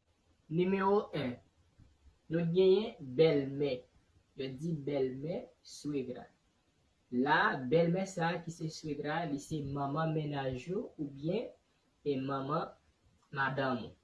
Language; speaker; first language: French; non-native, learner; Haitian Creole